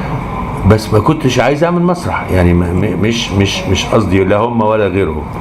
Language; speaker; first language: Arabic; native; Arabic